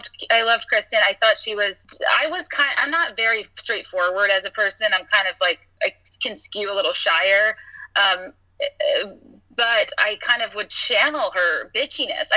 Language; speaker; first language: English; native; English